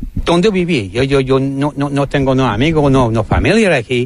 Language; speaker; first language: Spanish; non-native, learner; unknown